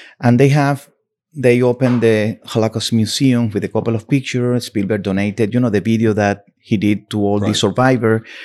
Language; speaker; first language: English; non-native, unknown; Spanish